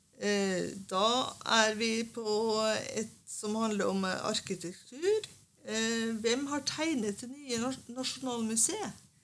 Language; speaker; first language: Norwegian; native; Norwegian